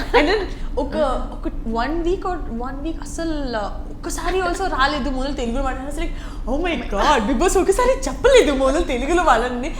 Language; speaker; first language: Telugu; non-native, learner; Gujarati